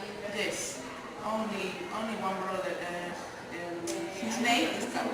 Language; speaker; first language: English; non-native, learner; Spanish